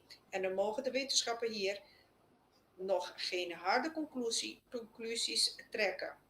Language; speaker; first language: Dutch; non-native, local second language; Papiamento